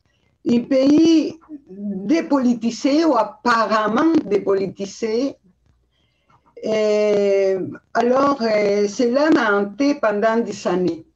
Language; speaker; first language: French; non-native, fluent; Spanish